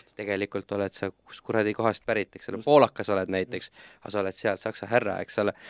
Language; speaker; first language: Estonian; native; Estonian